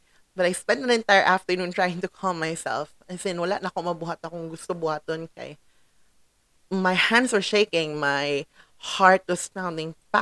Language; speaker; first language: English; non-native, local second language; Cebuano